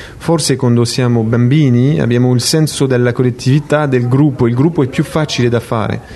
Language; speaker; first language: Italian; non-native, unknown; French